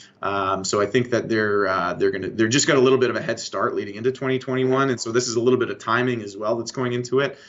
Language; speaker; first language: English; native; English